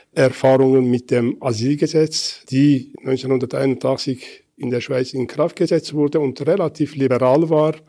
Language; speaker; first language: German; non-native, fluent; Kurdish